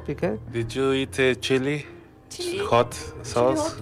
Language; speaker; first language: English; non-native, learner; Spanish